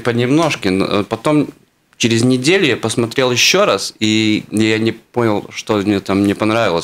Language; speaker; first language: Russian; non-native, fluent; Latvian